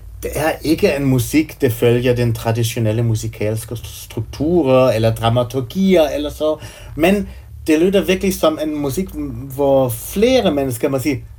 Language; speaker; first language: Danish; non-native, fluent; German